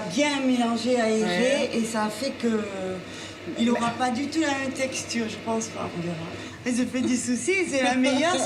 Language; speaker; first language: French; native; French